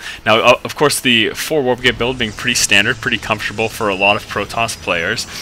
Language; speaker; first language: English; native; English